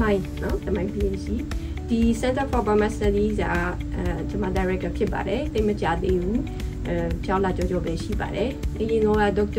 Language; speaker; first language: Burmese; non-native, fluent; French